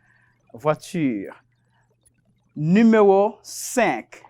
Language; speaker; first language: French; non-native, fluent; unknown